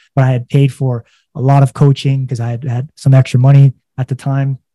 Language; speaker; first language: English; native; English